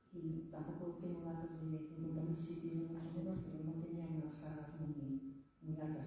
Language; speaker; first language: Spanish; native; Spanish